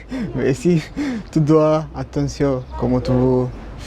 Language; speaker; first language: French; non-native, learner; Tigrinya